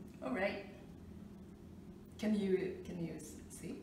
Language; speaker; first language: English; non-native, fluent; Japanese